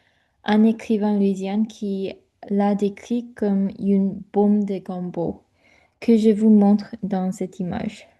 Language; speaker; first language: French; non-native, fluent; English